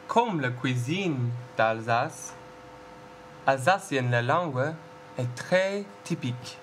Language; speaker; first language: French; non-native, learner; English